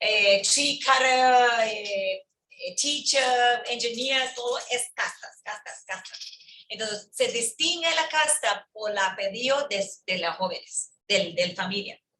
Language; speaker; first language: Spanish; early bilingual, heritage; English